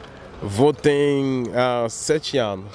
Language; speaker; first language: Portuguese; non-native, learner; Haitian Creole